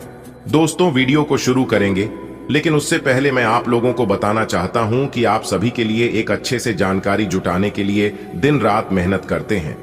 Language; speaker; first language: Hindi; native; Hindi